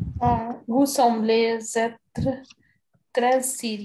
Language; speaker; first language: French; non-native, learner; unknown